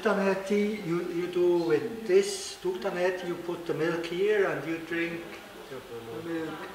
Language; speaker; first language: English; non-native, learner; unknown